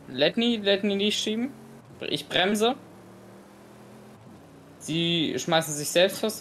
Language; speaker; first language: German; native; German